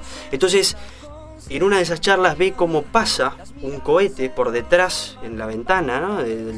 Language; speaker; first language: Spanish; native; Spanish